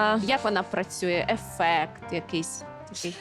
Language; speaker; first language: Ukrainian; native; Ukrainian